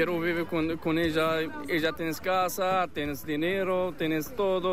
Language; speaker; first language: Spanish; non-native, learner; Arabic